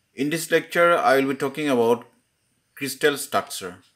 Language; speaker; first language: English; non-native, local second language; Assamese